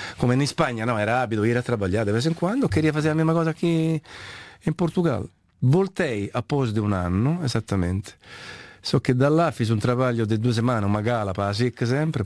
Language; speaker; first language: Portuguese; non-native, fluent; Italian